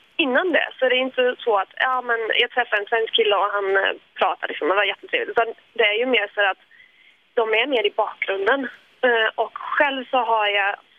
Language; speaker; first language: Swedish; early bilingual, other home language; German